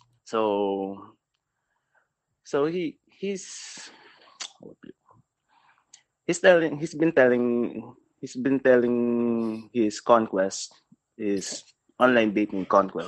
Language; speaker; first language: English; non-native, local second language; Filipino